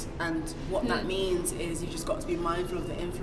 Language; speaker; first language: English; non-native, local second language; Igbo